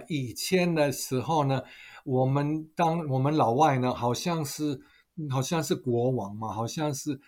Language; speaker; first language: Chinese; non-native, fluent; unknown